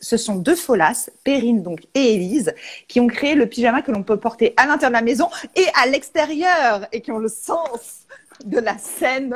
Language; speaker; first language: French; native; French